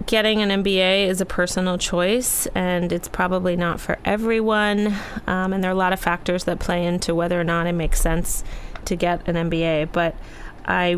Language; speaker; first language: English; native; English